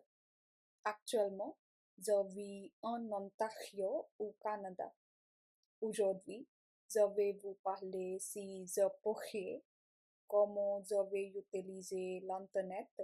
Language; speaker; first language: French; non-native, learner; Punjabi